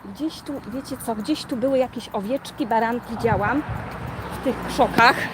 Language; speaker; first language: Polish; native; Polish